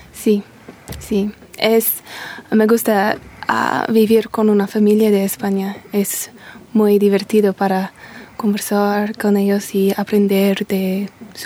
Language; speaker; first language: Spanish; non-native, learner; English